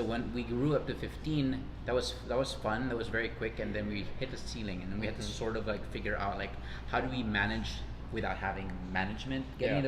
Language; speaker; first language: English; non-native, local second language; Cebuano